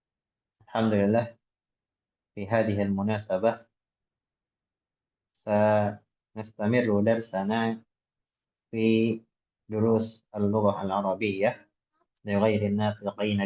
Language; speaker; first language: Arabic; non-native, fluent; Indonesian